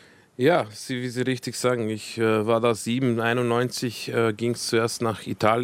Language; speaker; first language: German; early bilingual, other home language; Croatian